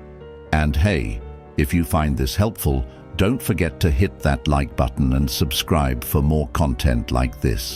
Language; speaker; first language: English; native; English